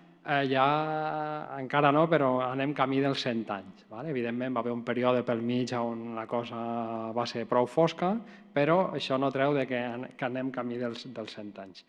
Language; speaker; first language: Catalan; native; Catalan